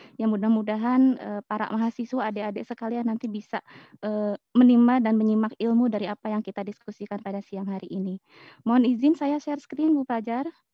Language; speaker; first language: Indonesian; native; Indonesian